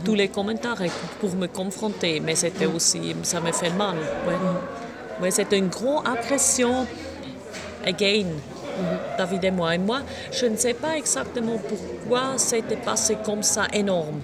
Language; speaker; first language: French; non-native, local second language; German